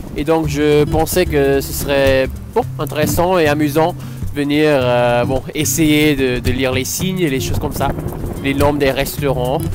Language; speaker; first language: French; non-native, fluent; English